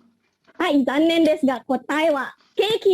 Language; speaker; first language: Japanese; non-native, learner; Indonesian